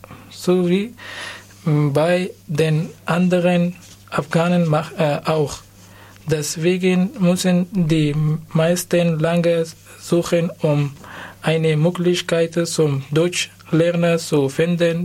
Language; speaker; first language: German; non-native, learner; Persian